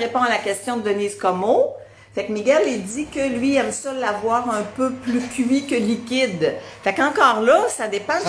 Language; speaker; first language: French; native; French